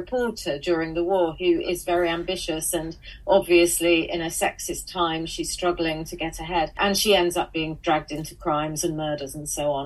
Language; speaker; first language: English; native; English